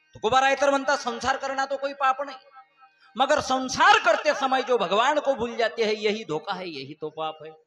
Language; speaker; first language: Hindi; non-native, local second language; Marathi